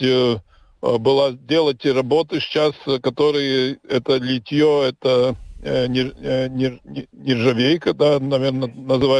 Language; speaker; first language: Russian; non-native, local second language; Latvian